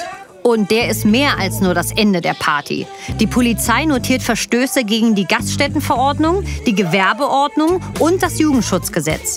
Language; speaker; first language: German; native; German